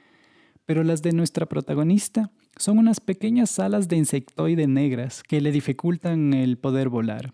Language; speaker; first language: Spanish; native; Spanish